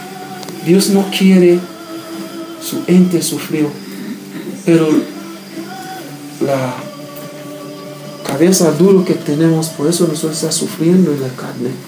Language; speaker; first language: Spanish; non-native, learner; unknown